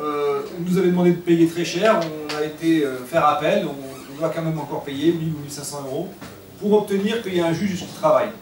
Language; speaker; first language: French; native; French